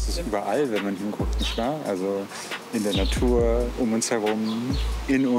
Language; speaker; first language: German; native; German